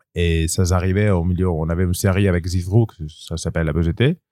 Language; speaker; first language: French; non-native, learner; Spanish